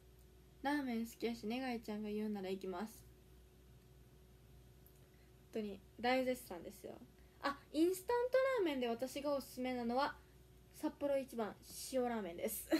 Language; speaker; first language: Japanese; native; Japanese